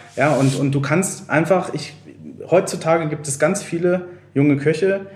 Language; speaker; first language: German; native; German